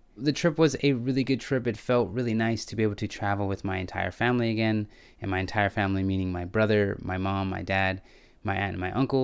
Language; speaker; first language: English; native; English